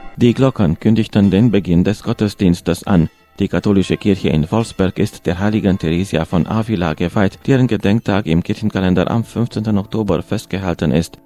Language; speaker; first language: German; native; German